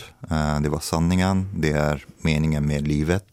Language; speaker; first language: Swedish; non-native, fluent; Arabic